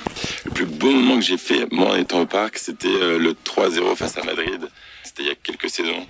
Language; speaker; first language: French; native; French